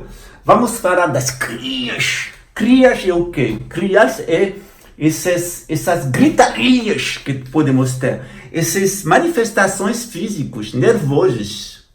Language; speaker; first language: Portuguese; non-native, fluent; French